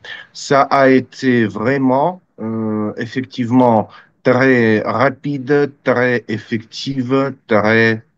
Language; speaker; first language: French; non-native, fluent; Russian